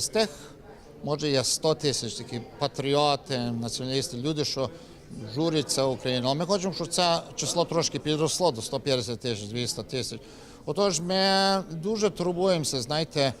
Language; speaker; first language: Ukrainian; early bilingual, heritage; Ukrainian